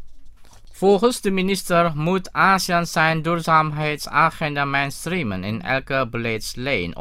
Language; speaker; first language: Dutch; non-native, fluent; Indonesian